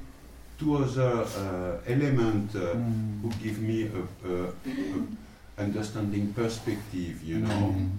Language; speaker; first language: English; non-native, learner; French